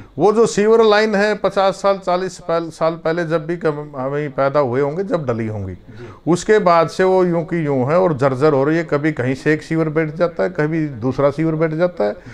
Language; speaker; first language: Hindi; native; Hindi